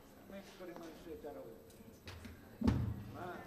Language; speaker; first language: Hebrew; non-native, fluent; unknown